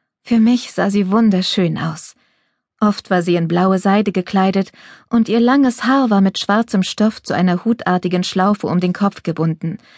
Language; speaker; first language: German; native; German